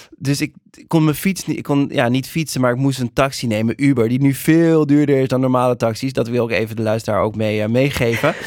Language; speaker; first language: Dutch; native; Dutch